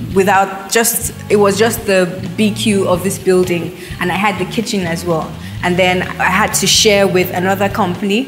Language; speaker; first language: English; non-native, local second language; Yoruba